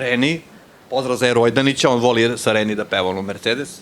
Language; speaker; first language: Bosnian; native; Bosnian